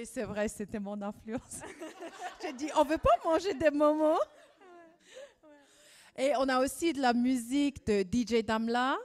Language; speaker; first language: French; non-native, fluent; German